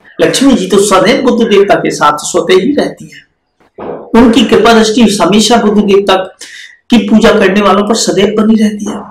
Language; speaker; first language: Hindi; native; Hindi